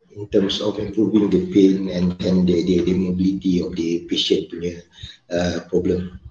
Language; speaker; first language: English; non-native, local second language; Malay